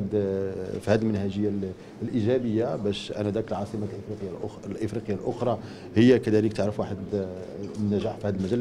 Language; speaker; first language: Arabic; native; Arabic